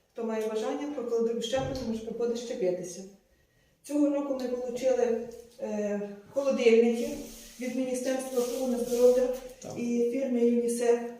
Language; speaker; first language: Ukrainian; native; Ukrainian